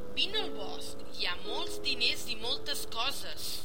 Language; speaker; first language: Catalan; non-native, learner; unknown